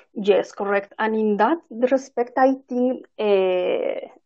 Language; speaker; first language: English; non-native, fluent; Spanish